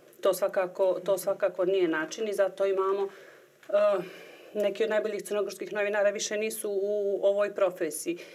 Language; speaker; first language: Bosnian; native; Bosnian